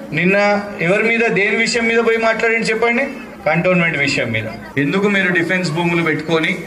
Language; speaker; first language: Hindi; non-native, local second language; Urdu